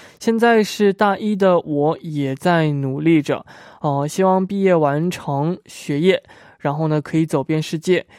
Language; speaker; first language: Chinese; native; Chinese